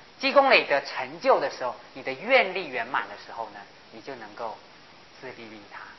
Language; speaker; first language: Chinese; non-native, local second language; Hakka Chinese